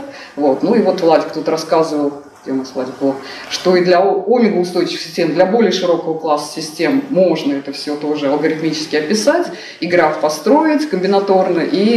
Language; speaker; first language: Russian; native; Russian